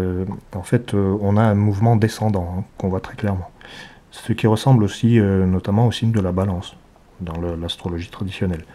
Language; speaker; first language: French; native; French